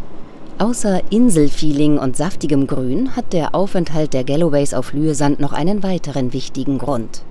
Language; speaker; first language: German; native; German